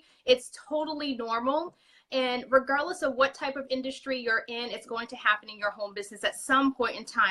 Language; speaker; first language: English; native; English